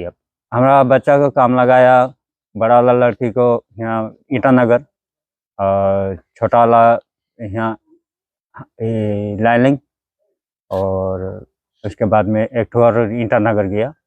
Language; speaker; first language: Hindi; non-native, local second language; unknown